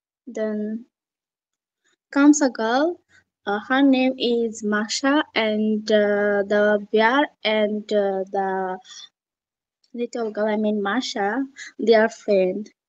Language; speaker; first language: English; non-native, learner; Bangla